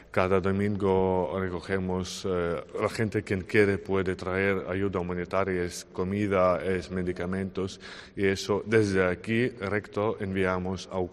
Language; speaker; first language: Spanish; non-native, learner; Ukrainian